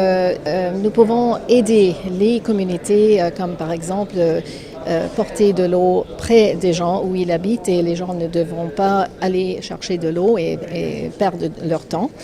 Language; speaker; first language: French; non-native, fluent; English